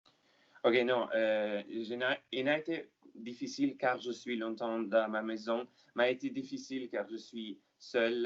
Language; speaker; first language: French; non-native, learner; Italian